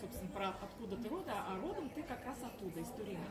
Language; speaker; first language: Russian; native; Russian